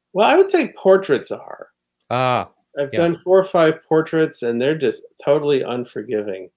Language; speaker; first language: English; native; English